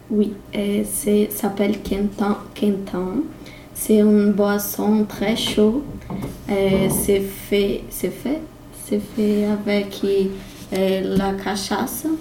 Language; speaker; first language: French; non-native, learner; Portuguese